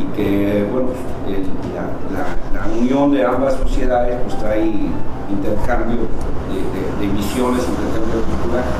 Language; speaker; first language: Spanish; native; Spanish